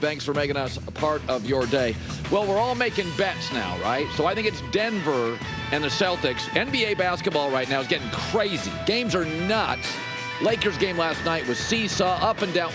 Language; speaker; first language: English; native; English